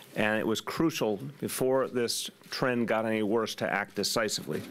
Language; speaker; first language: English; native; English